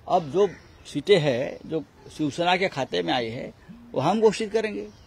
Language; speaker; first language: Hindi; non-native, local second language; Marathi